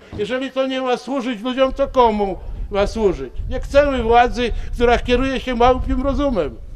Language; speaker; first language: Polish; native; Polish